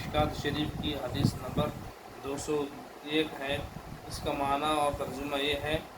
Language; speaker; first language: Urdu; native; Urdu